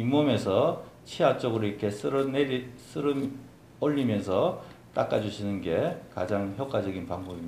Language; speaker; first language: Korean; native; Korean